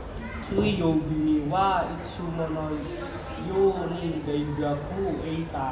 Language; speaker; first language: Japanese; non-native, learner; Indonesian